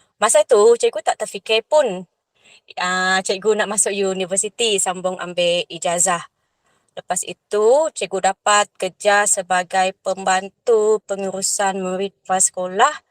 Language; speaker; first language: Malay; non-native, local second language; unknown